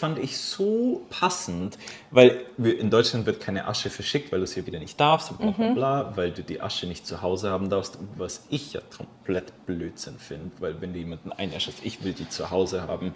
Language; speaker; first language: German; native; German